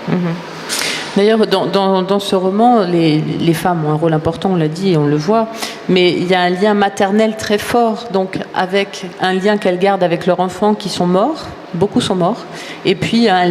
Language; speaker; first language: French; native; French